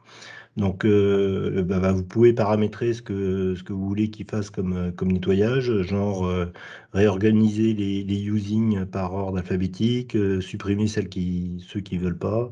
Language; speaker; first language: French; native; French